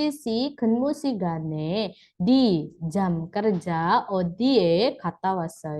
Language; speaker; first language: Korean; non-native, fluent; Indonesian